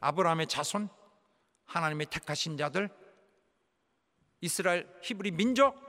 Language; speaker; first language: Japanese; non-native, fluent; Korean